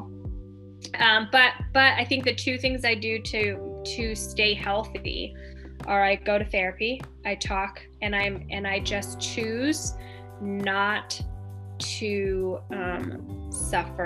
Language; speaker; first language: English; native; English